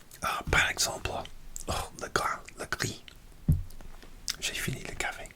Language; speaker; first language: French; non-native, learner; English